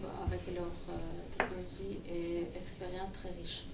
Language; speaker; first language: French; non-native, fluent; Armenian